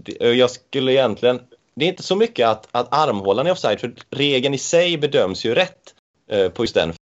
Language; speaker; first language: Swedish; native; Swedish